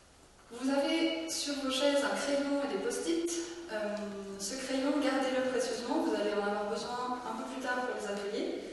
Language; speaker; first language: French; native; French